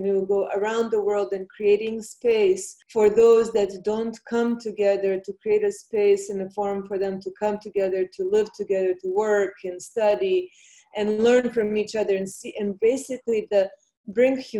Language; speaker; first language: English; non-native, fluent; Bosnian